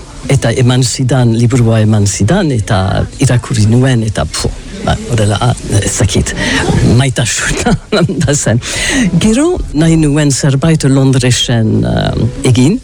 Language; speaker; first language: Basque; non-native, learner; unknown